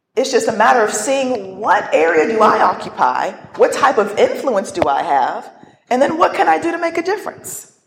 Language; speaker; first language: English; native; English